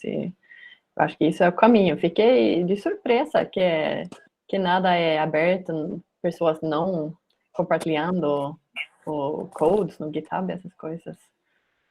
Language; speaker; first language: Portuguese; non-native, fluent; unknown